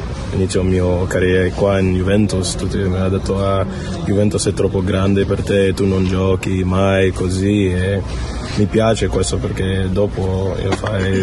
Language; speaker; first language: Italian; non-native, learner; English